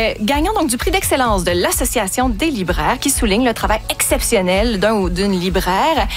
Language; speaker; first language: French; native; French